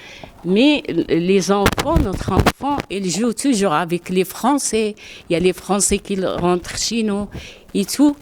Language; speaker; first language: French; non-native, learner; Arabic